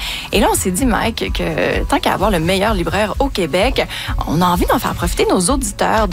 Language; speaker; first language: French; native; French